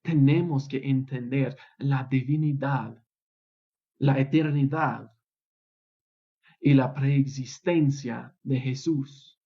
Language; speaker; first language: Spanish; non-native, fluent; English